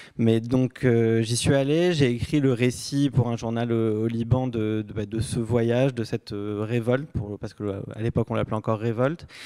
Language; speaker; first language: French; native; French